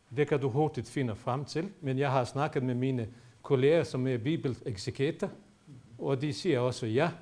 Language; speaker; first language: Danish; non-native, fluent; Bosnian